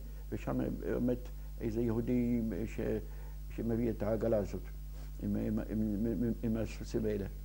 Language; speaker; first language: Hebrew; non-native, fluent; Yiddish